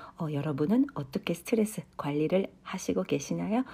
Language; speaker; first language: Korean; non-native, fluent; Japanese